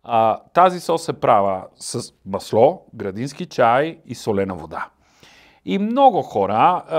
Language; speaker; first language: Bulgarian; non-native, learner; Italian